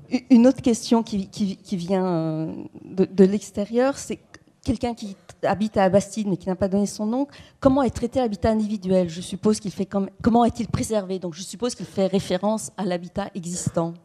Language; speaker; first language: French; native; French